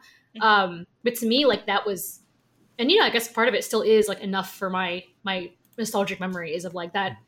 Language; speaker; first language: English; native; English